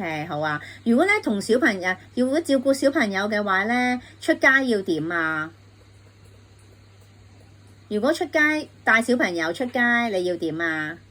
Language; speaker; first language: Cantonese; native; Cantonese